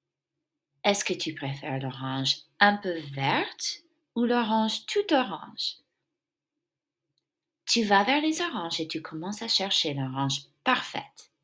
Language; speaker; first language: French; non-native, fluent; English